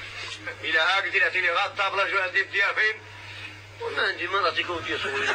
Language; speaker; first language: Arabic; native; Arabic